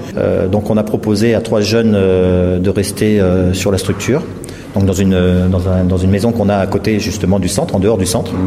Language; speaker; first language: French; native; French